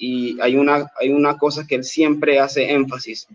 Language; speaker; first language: Spanish; native; Spanish